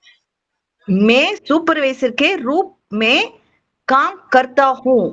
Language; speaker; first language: Hindi; non-native, learner; Tamil